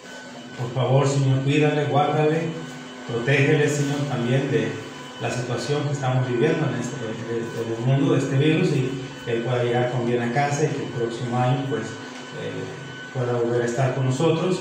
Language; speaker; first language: Spanish; native; Spanish